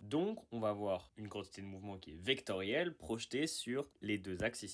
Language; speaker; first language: French; native; French